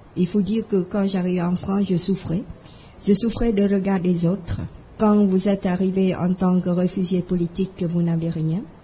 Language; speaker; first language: French; non-native, fluent; Khmer